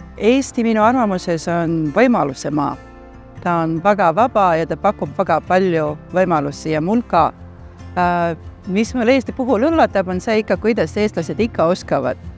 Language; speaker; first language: Estonian; non-native, learner; Latvian